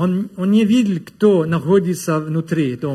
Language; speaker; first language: Russian; non-native, learner; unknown